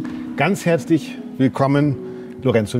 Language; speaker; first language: German; native; German